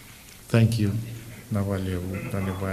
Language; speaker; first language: English; non-native, local second language; Fijian